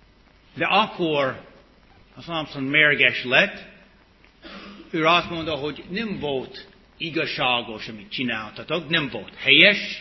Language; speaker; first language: Hungarian; early bilingual, heritage; English